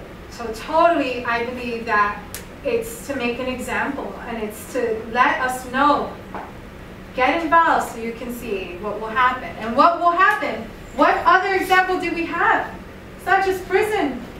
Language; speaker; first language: English; early bilingual, other home language; Spanish